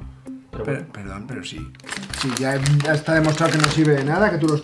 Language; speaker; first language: Spanish; native; Spanish